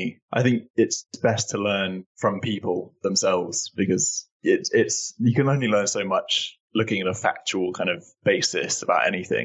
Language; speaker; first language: English; native; English